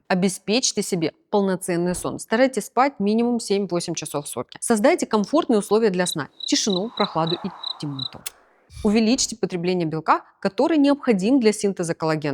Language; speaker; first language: Russian; native; Russian